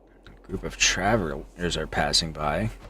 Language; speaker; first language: English; native; English